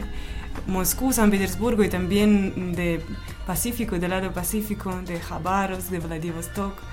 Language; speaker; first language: Spanish; non-native, fluent; Russian